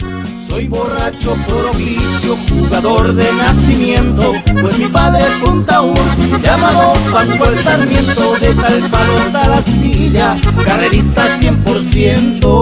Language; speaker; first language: Spanish; native; Spanish